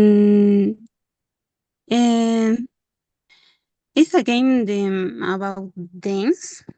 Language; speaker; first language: English; non-native, learner; Spanish